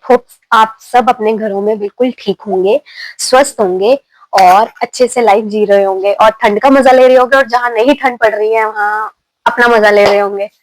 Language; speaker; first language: Hindi; native; Hindi